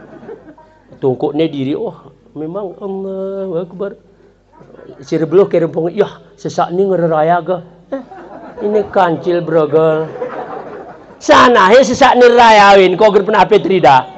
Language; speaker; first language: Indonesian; non-native, local second language; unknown